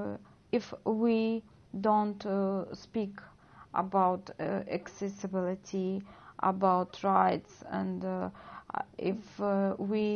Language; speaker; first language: English; non-native, learner; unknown